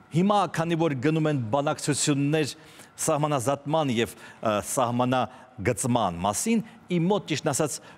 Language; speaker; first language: Armenian; native; Armenian